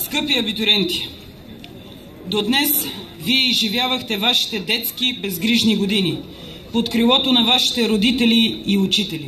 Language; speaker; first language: Bulgarian; native; Bulgarian